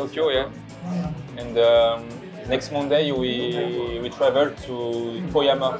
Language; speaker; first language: English; non-native, learner; French